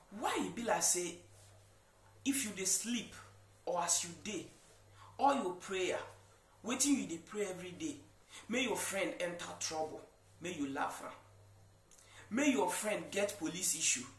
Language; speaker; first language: Nigerian Pidgin; non-native, fluent; Akan